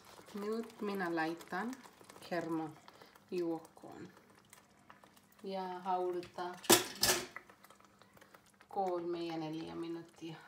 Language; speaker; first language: Finnish; non-native, learner; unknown